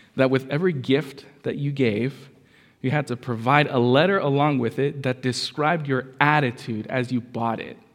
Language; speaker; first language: English; early bilingual, other home language; Spanish